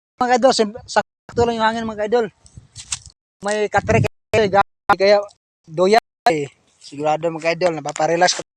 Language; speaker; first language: Filipino; non-native, local second language; Masbatenyo